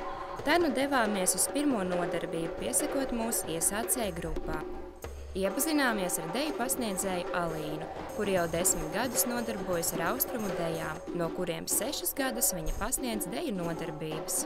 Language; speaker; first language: Latvian; native; Latvian